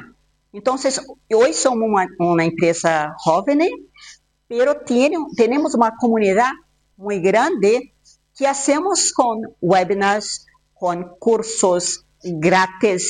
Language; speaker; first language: Spanish; non-native, fluent; Portuguese